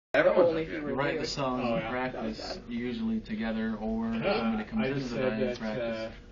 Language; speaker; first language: English; native; English